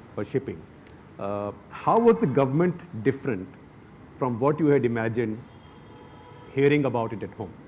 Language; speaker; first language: English; non-native, local second language; Hindi